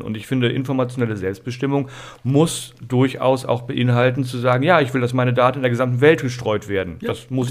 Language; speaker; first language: German; native; German